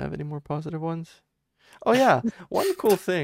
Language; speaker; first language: English; non-native, fluent; Romanian